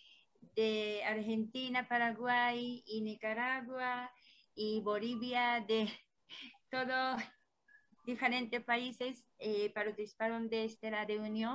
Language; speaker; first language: Spanish; non-native, learner; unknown